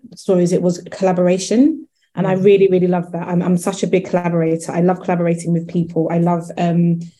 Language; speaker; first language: English; native; English